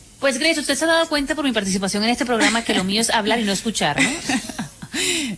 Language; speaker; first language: Spanish; native; Spanish